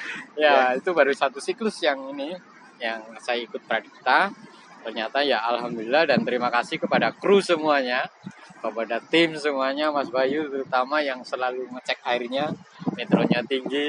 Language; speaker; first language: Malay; non-native, local second language; Javanese